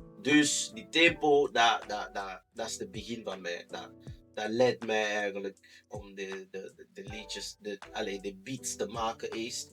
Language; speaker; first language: Dutch; non-native, fluent; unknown